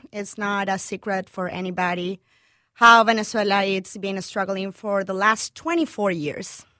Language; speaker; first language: English; non-native, fluent; Spanish